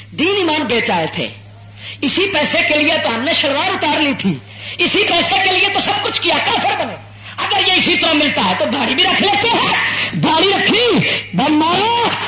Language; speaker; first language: Urdu; non-native, local second language; Punjabi